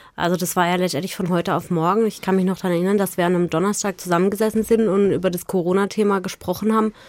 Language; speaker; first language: German; native; German